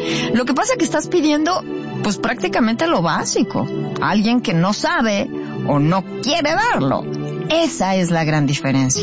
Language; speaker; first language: Spanish; native; Spanish